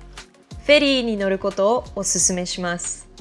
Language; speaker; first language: Japanese; non-native, fluent; English